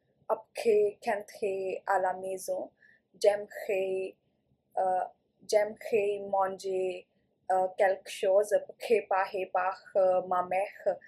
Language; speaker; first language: French; non-native, learner; Punjabi